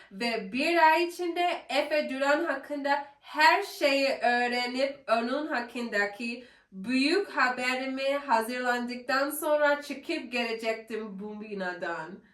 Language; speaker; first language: Turkish; non-native, learner; English